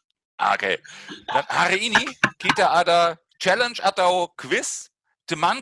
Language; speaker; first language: Indonesian; non-native, fluent; German